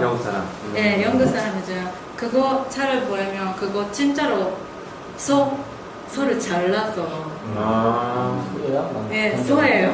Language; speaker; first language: Korean; non-native, fluent; Japanese